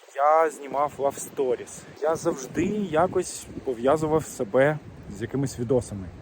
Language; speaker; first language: Ukrainian; non-native, local second language; Russian